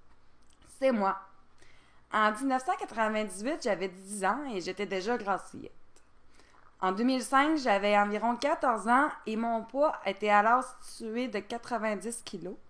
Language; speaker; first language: French; native; French